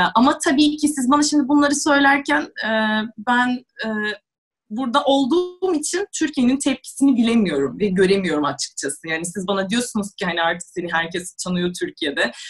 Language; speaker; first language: Turkish; non-native, fluent; Russian